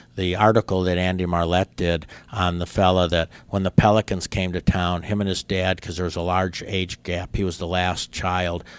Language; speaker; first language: English; native; English